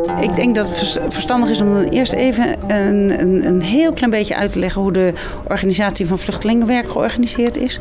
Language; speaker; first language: Dutch; native; Dutch